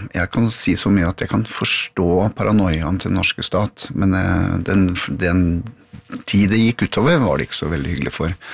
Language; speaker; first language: Norwegian; native; Norwegian